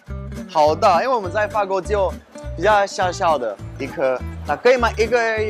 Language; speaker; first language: Chinese; non-native, fluent; French